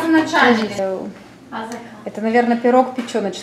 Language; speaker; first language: Russian; native; Russian